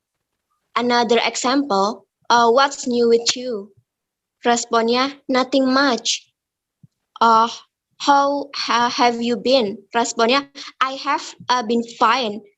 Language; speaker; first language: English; non-native, learner; Indonesian